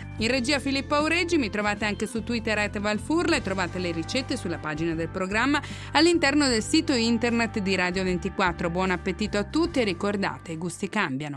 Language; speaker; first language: Italian; native; Italian